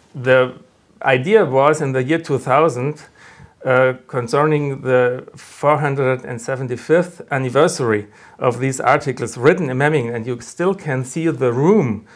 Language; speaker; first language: English; non-native, fluent; German